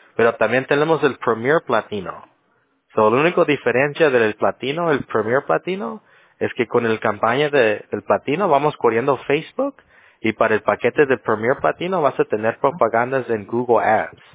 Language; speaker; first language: Spanish; native; Spanish